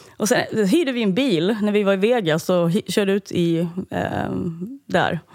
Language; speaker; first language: Swedish; native; Swedish